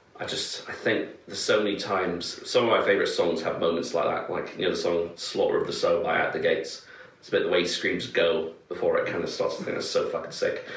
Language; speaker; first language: English; native; English